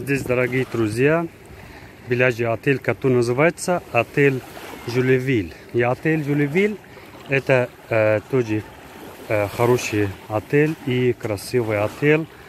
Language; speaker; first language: Russian; non-native, fluent; Arabic